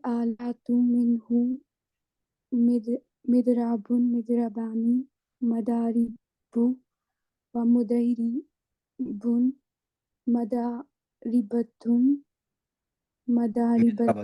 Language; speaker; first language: Arabic; non-native, learner; Urdu